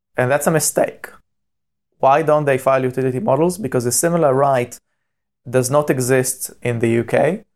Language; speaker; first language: English; non-native, fluent; Hebrew